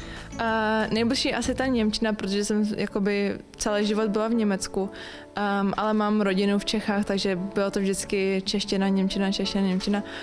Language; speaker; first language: Czech; early bilingual, heritage; Czech